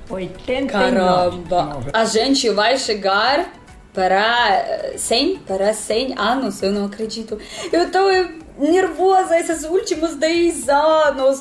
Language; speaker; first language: Portuguese; non-native, learner; Russian